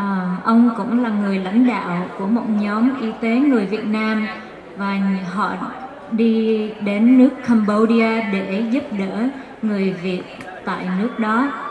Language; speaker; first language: Vietnamese; early bilingual, heritage; Vietnamese